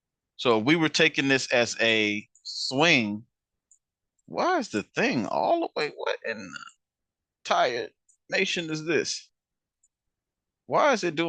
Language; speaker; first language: English; native; English